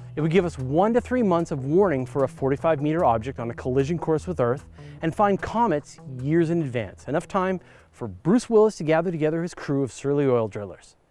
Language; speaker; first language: English; native; English